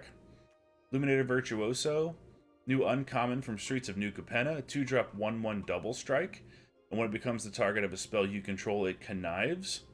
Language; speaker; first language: English; native; English